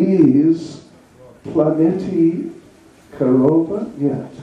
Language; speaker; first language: Russian; non-native, learner; English